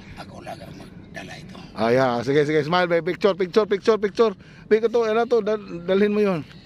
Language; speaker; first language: Filipino; non-native, local second language; Cebuano